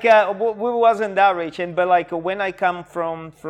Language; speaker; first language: English; non-native, fluent; Portuguese